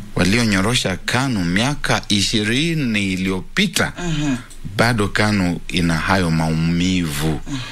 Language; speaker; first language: Swahili; non-native, local second language; Luyia